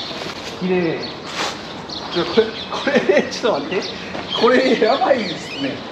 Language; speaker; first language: Japanese; native; Japanese